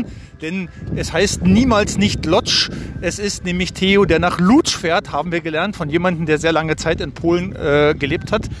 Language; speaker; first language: German; native; German